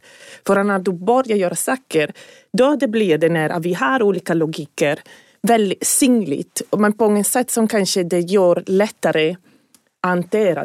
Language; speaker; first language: Swedish; non-native, fluent; Italian